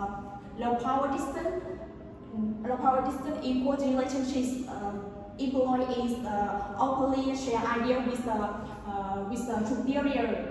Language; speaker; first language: English; non-native, learner; Vietnamese